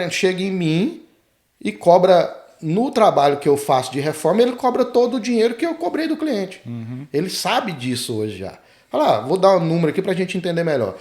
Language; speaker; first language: Portuguese; native; Portuguese